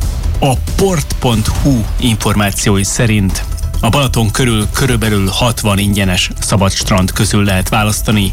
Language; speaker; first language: Hungarian; native; Hungarian